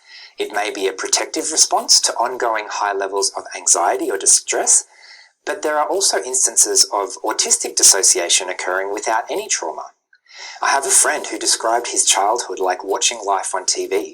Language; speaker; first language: English; native; English